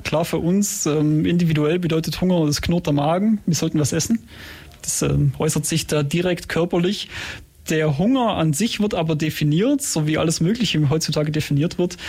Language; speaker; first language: German; native; German